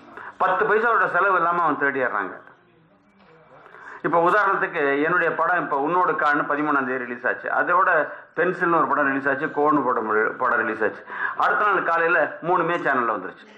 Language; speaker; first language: Tamil; native; Tamil